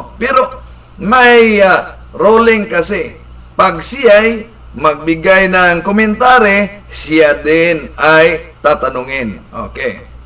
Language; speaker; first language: Filipino; non-native, local second language; Cebuano